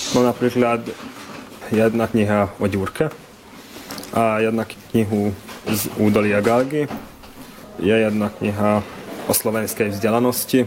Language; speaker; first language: Slovak; non-native, local second language; Hungarian